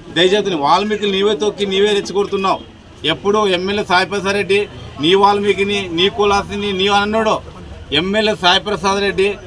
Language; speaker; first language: Telugu; native; Telugu